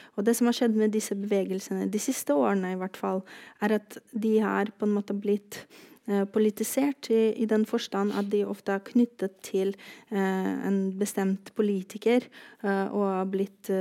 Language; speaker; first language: Norwegian; non-native, fluent; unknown